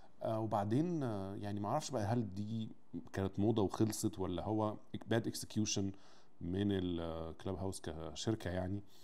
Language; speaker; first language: Arabic; native; Arabic